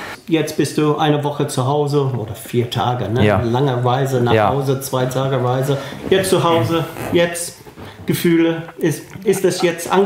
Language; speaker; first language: German; non-native, fluent; English